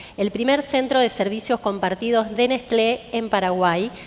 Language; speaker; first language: Spanish; native; Spanish